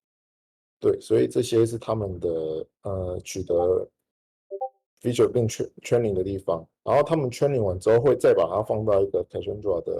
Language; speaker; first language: Chinese; native; Chinese